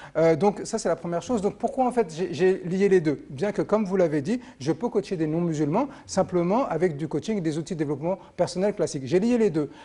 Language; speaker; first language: French; native; French